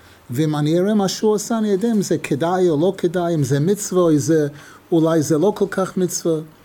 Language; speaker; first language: Hebrew; non-native, fluent; English